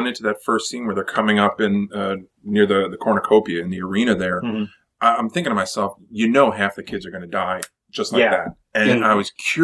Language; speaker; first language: English; native; English